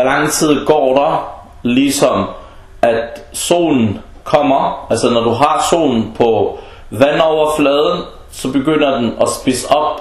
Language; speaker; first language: Danish; non-native, fluent; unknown